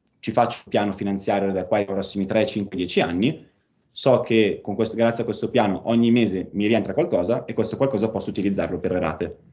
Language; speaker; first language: Italian; native; Italian